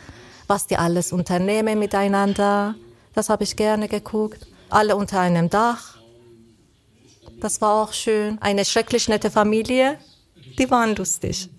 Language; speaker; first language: German; non-native, fluent; Persian